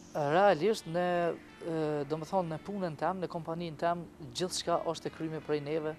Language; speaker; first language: Albanian; native; Albanian